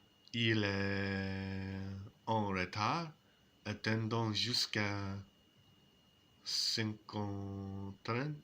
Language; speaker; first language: French; non-native, learner; English